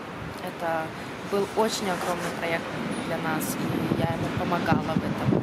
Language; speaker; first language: Russian; early bilingual, heritage; Russian